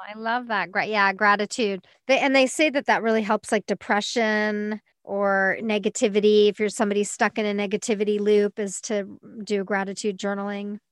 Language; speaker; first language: English; native; English